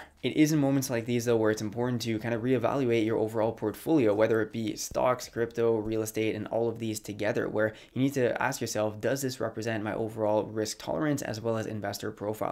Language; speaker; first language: English; native; English